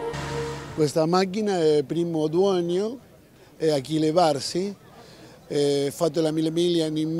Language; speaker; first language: Italian; non-native, learner; Spanish